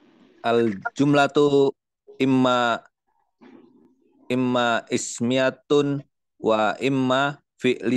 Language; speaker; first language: Arabic; non-native, learner; Indonesian